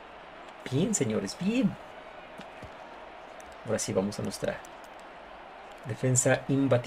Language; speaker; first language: Spanish; native; Spanish